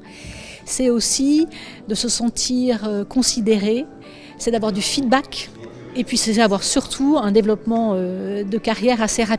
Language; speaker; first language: French; native; French